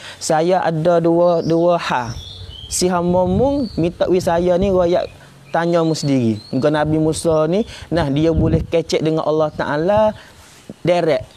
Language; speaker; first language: Malay; native; Malay